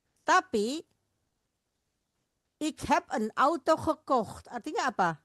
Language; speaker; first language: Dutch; non-native, fluent; Indonesian